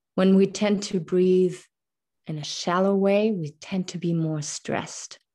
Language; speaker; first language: English; non-native, fluent; German